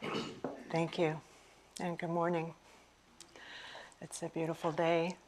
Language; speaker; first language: English; native; English